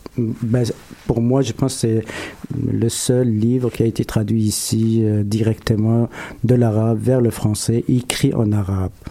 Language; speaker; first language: French; non-native, local second language; Arabic